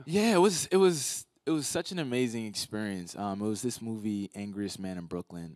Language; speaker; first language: English; native; English